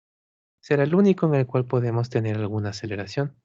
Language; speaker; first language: Spanish; native; Spanish